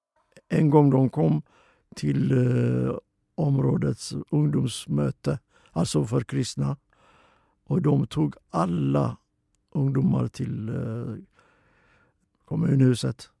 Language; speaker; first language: Swedish; non-native, fluent; Oromo